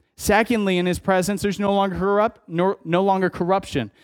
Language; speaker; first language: English; native; English